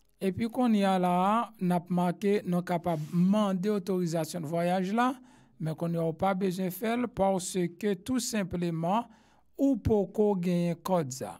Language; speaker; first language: French; non-native, local second language; Haitian Creole